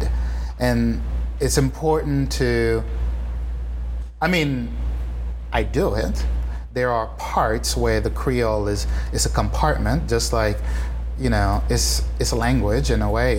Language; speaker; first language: English; non-native, fluent; Haitian Creole